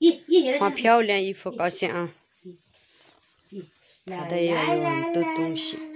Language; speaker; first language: Chinese; non-native, learner; Nepali